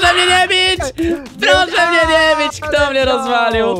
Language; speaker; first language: Polish; native; Polish